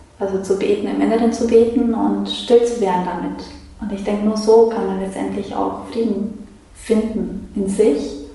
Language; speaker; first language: German; early bilingual, other home language; Polish